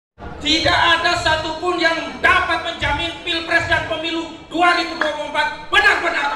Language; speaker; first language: Indonesian; native; Indonesian